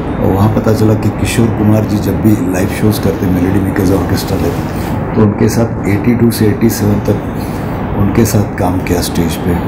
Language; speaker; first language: Hindi; non-native, local second language; Marathi